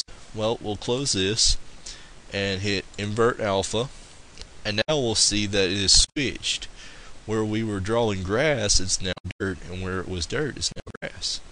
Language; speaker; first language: English; native; English